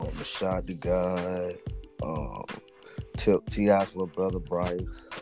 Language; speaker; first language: English; native; English